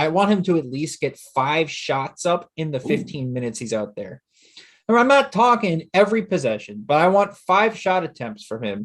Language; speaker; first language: English; native; English